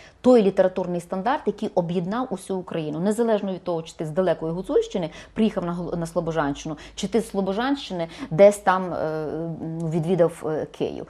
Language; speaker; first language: Ukrainian; native; Ukrainian